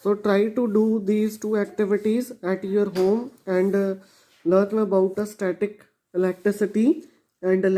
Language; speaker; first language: English; non-native, local second language; Punjabi